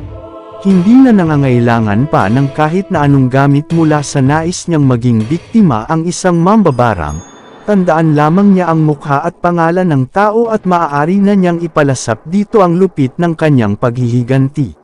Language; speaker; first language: Filipino; native; Filipino